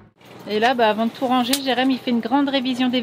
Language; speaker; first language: French; native; French